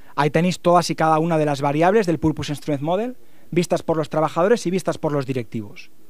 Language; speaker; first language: Spanish; native; Spanish